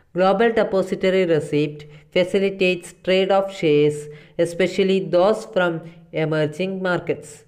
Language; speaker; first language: English; non-native, local second language; Malayalam